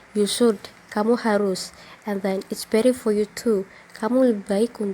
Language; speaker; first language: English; non-native, local second language; Indonesian